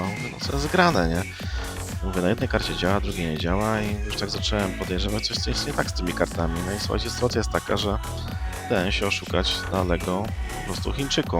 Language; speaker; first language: Polish; native; Polish